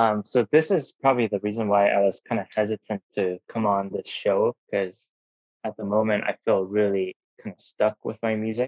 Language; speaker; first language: English; non-native, fluent; Korean